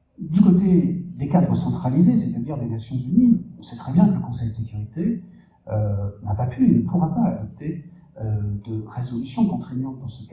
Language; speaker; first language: French; native; French